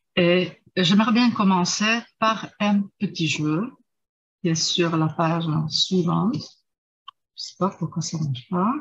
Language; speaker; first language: French; non-native, fluent; Czech